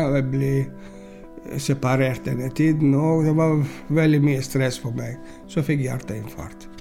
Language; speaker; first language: Norwegian; non-native, learner; Greek